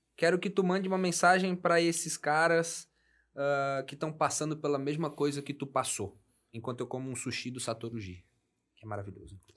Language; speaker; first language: Portuguese; native; Portuguese